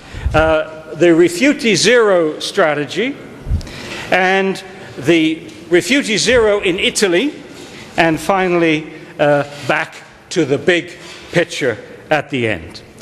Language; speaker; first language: English; native; English